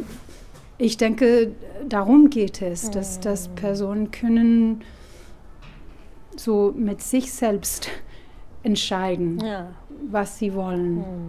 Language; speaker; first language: German; non-native, fluent; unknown